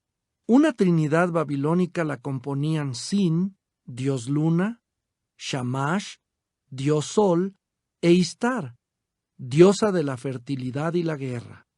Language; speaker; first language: Spanish; native; Spanish